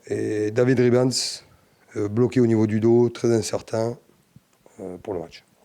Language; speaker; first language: French; native; French